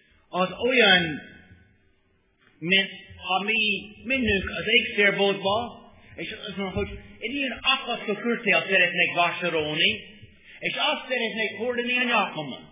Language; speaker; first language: Hungarian; non-native, learner; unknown